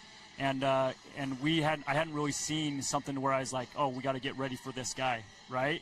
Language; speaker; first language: English; native; English